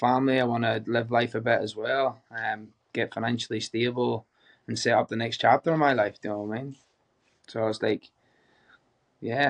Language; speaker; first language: English; native; English